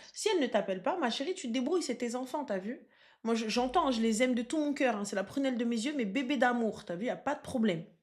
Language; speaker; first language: French; native; French